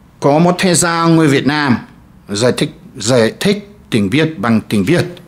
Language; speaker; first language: Vietnamese; non-native, fluent; German